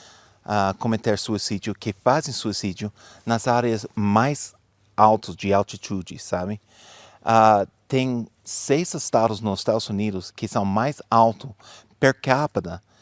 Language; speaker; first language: Portuguese; non-native, fluent; English